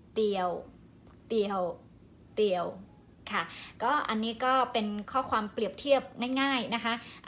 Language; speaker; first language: Thai; non-native, local second language; Shan